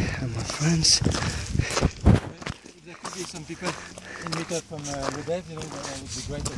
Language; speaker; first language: English; non-native, learner; French